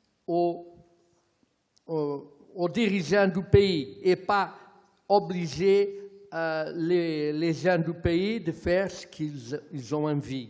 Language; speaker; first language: French; non-native, fluent; Portuguese